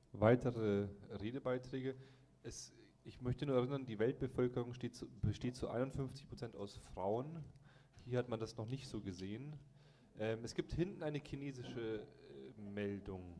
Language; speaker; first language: German; native; German